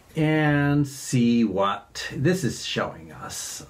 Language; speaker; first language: English; native; English